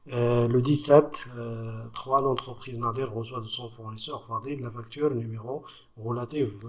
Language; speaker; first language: French; non-native, local second language; Arabic